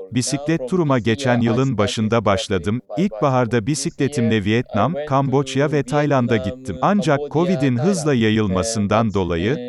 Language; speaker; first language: English; non-native, fluent; Japanese